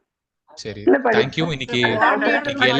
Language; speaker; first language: Tamil; native; Tamil